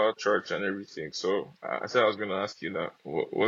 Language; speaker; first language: English; non-native, local second language; Yoruba